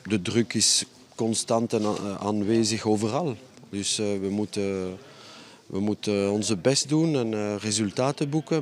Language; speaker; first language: Dutch; non-native, fluent; French